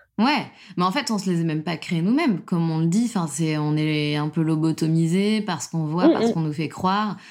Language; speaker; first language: French; native; French